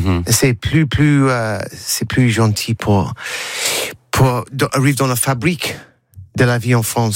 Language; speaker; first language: French; non-native, learner; English